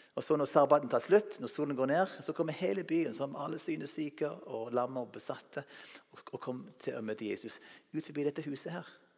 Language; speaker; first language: Norwegian; non-native, fluent; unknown